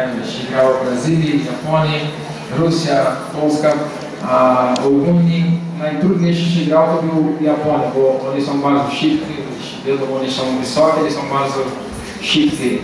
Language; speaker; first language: Polish; non-native, learner; Portuguese